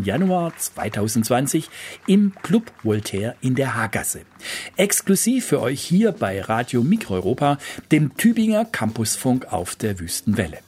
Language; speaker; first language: German; native; German